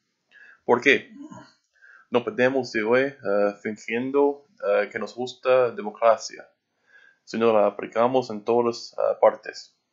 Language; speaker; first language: Spanish; non-native, learner; English